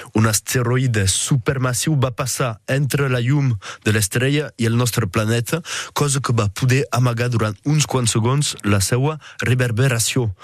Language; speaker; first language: Catalan; non-native, local second language; French